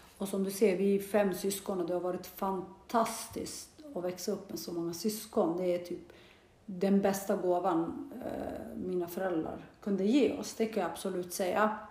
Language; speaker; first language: Swedish; early bilingual, other home language; Bosnian